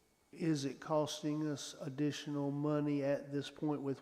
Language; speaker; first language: English; native; English